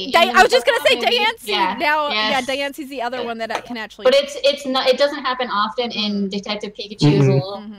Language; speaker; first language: English; native; English